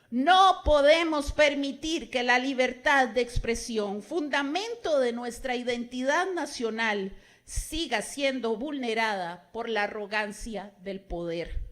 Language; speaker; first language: Spanish; native; Spanish